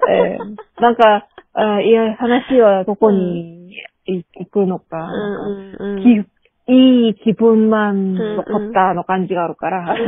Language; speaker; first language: Japanese; non-native, learner; Korean